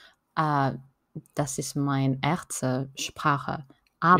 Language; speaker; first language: German; non-native, learner; French